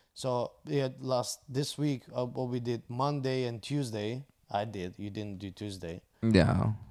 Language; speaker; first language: English; non-native, fluent; Bulgarian